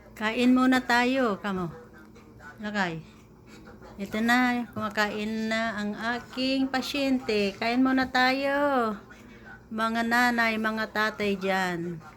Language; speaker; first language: Filipino; non-native, local second language; Iloko